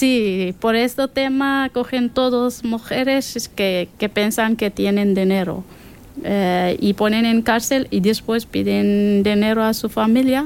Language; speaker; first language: Spanish; non-native, learner; Persian